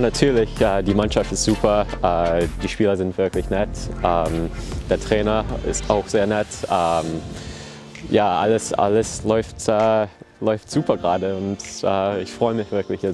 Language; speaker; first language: German; early bilingual, heritage; German